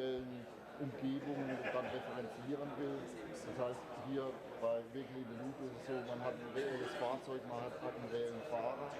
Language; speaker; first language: German; native; German